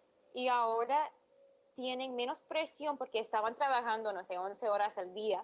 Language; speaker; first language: Spanish; non-native, fluent; English